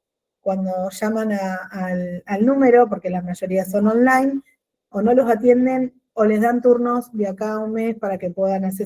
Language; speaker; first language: Spanish; native; Spanish